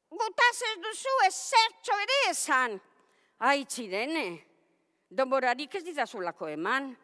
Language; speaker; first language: Basque; non-native, local second language; Spanish